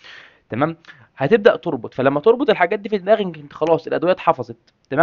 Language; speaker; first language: Arabic; native; Arabic